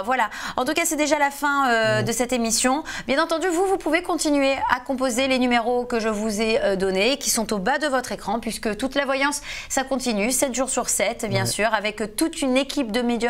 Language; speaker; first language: French; native; French